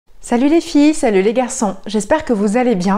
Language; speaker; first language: French; native; French